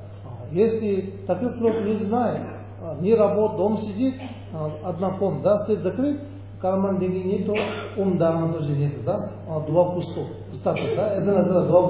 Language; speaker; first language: Russian; non-native, learner; Tibetan